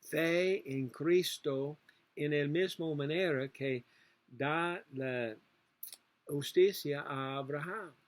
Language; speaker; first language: Spanish; non-native, learner; English